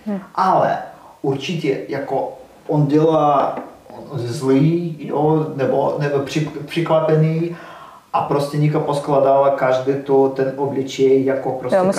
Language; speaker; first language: Czech; non-native, learner; Russian